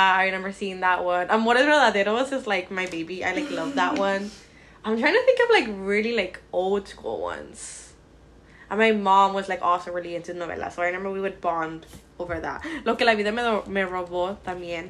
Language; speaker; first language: English; early bilingual, other home language; Spanish